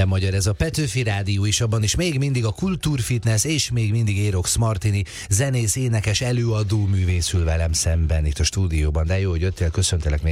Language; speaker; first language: Hungarian; native; Hungarian